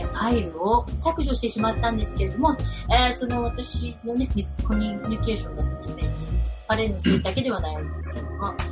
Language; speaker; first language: Japanese; native; Japanese